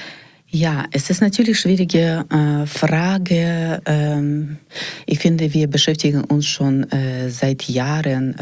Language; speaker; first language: German; non-native, learner; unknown